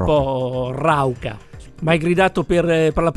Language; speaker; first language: Italian; native; Italian